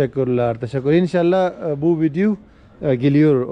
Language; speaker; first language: Turkish; non-native, learner; Urdu